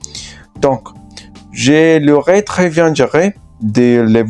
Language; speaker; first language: French; non-native, learner; Spanish